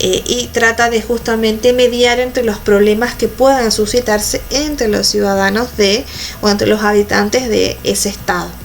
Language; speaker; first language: Spanish; native; Spanish